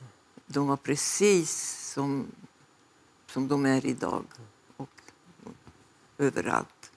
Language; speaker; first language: Swedish; non-native, fluent; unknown